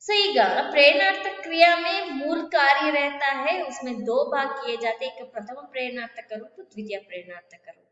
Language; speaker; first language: Hindi; non-native, local second language; Kannada